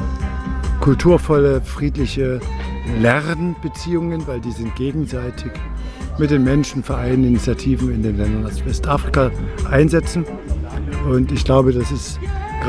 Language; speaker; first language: German; native; German